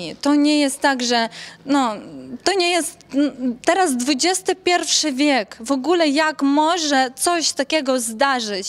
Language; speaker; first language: Polish; non-native, learner; Ukrainian